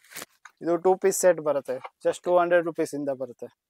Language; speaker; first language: Kannada; non-native, local second language; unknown